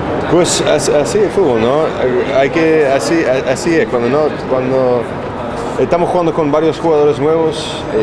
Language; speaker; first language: Spanish; early bilingual, heritage; Spanish